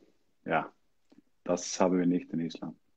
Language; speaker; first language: German; non-native, learner; Icelandic